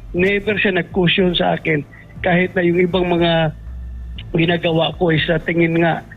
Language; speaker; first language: Filipino; native; Filipino